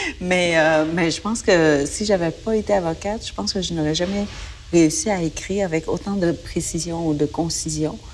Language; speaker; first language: French; early bilingual, other home language; Vietnamese